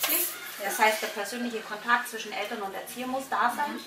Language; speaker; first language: German; native; German